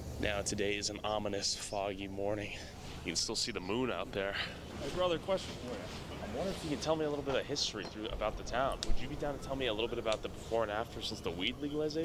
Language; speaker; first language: English; native; English